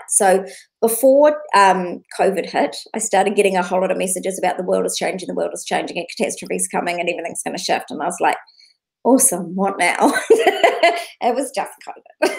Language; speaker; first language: English; native; English